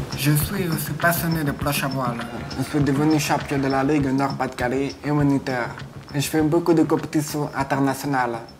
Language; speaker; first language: French; native; French